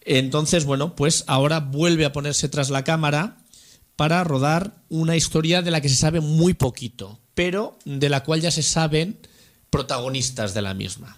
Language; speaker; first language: Spanish; native; Spanish